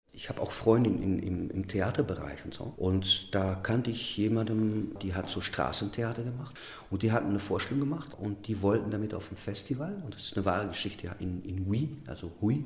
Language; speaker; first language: German; non-native, local second language; French